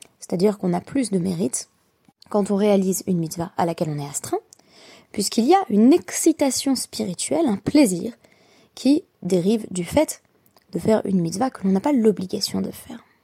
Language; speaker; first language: French; native; French